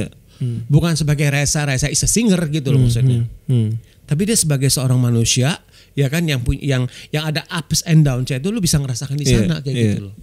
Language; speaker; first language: Indonesian; native; Indonesian